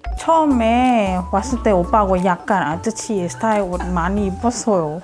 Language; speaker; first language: Korean; non-native, fluent; Thai